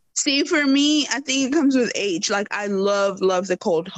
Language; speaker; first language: English; early bilingual, other home language; Spanish